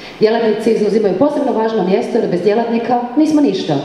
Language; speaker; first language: Croatian; native; Croatian